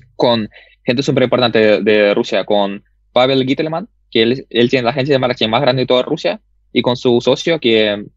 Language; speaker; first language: Spanish; early bilingual, other home language; Russian